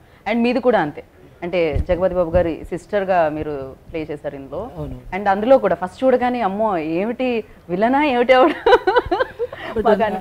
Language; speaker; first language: Telugu; native; Telugu